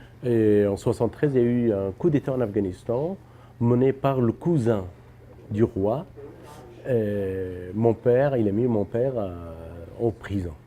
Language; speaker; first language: French; non-native, fluent; Persian